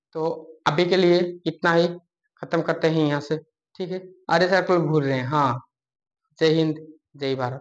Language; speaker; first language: Hindi; non-native, local second language; Bangla